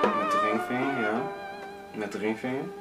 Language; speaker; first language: Dutch; early bilingual, other home language; Cantonese